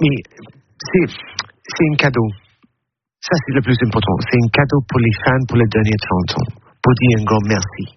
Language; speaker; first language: French; non-native, learner; English